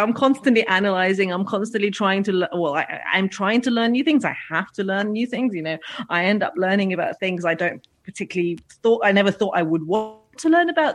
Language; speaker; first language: English; non-native, fluent; Russian